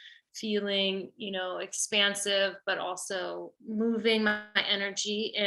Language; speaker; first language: English; native; English